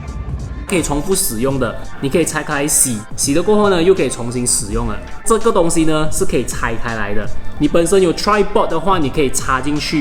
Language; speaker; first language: Chinese; native; Chinese